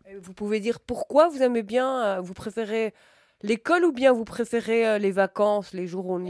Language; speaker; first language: French; native; French